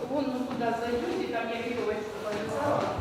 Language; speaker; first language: Russian; native; Russian